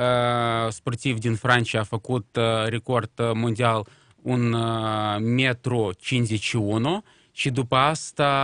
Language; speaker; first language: Romanian; non-native, local second language; Russian